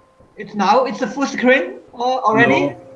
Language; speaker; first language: English; non-native, fluent; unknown